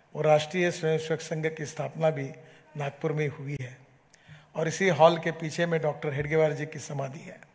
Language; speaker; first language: Hindi; non-native, local second language; Marathi